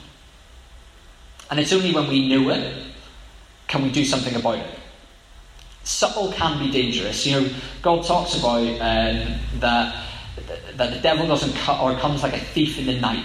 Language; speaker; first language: English; native; English